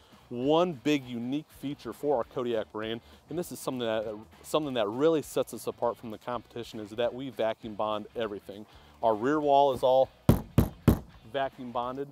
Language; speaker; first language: English; native; English